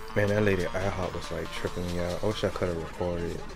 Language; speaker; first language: English; native; English